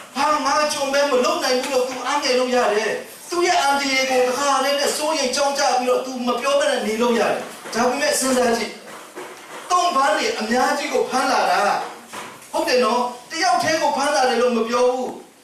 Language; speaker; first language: Burmese; non-native, local second language; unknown